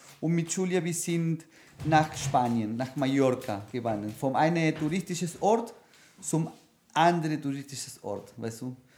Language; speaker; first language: German; non-native, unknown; Spanish